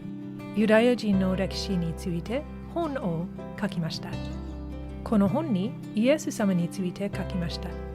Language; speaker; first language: Japanese; non-native, learner; English